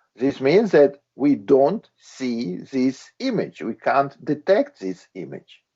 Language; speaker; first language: English; non-native, fluent; Latvian